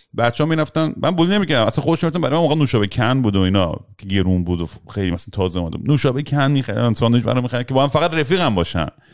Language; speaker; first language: Persian; early bilingual, heritage; Persian